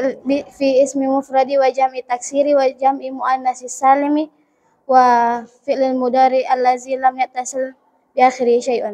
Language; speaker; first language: Arabic; non-native, learner; Indonesian